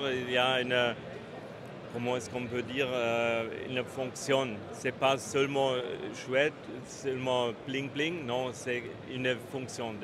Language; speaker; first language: French; non-native, fluent; German